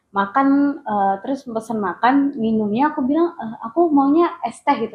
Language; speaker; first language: Indonesian; native; Indonesian